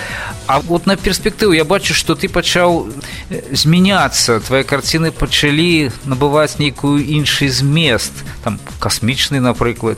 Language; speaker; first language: Belarusian; native; Belarusian